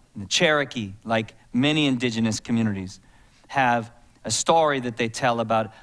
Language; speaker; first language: English; native; English